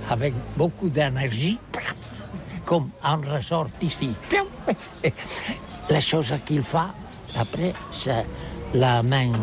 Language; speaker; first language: French; non-native, learner; Catalan